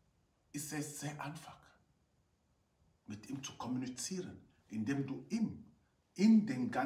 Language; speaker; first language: German; non-native, fluent; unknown